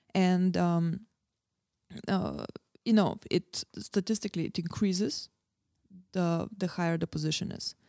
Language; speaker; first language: English; non-native, fluent; Bulgarian